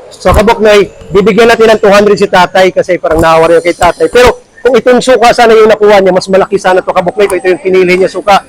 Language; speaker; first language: Filipino; non-native, local second language; Cebuano